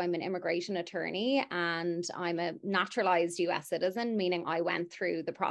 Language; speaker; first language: English; native; English